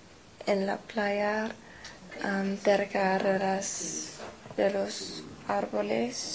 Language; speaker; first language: Spanish; non-native, learner; English